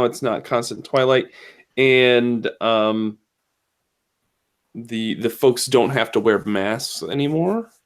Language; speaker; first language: English; native; English